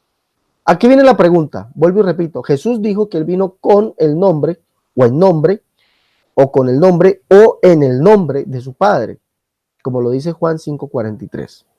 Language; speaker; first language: Spanish; native; Spanish